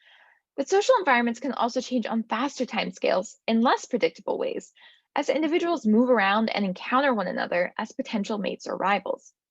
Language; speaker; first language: English; native; English